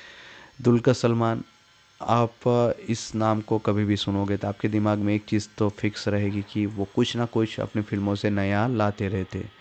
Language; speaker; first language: Hindi; native; Hindi